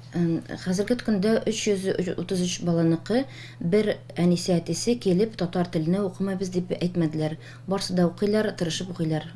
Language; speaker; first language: Tatar; native; Tatar